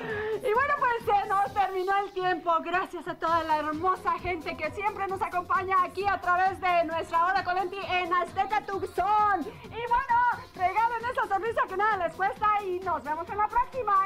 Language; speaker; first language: Spanish; native; Spanish